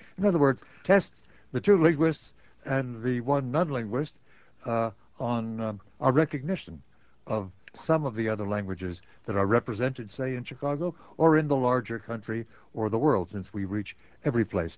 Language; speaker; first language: English; native; English